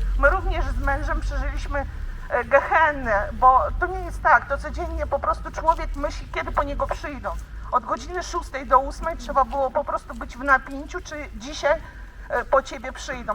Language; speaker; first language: Polish; early bilingual, heritage; Polish